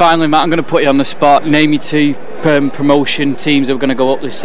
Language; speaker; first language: English; native; English